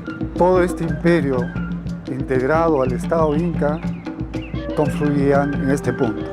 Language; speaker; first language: Spanish; non-native, fluent; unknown